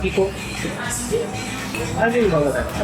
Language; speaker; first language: English; non-native, learner; Korean